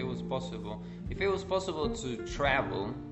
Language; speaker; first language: English; non-native, fluent; Spanish